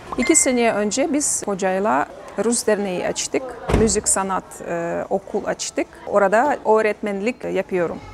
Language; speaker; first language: Turkish; non-native, learner; Russian